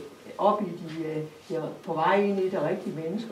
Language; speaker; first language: Danish; native; Danish